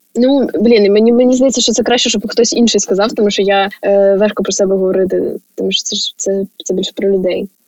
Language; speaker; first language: Ukrainian; native; Ukrainian